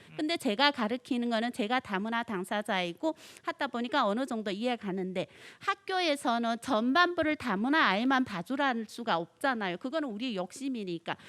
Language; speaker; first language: Korean; non-native, fluent; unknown